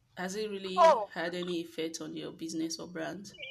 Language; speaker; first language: English; non-native, local second language; Bini